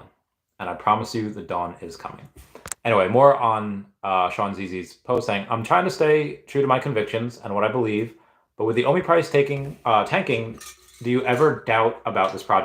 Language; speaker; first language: English; native; English